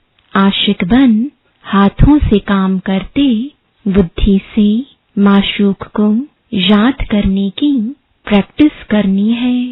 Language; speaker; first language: Hindi; native; Hindi